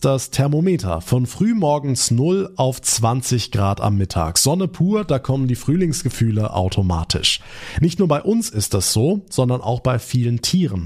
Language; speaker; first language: German; native; German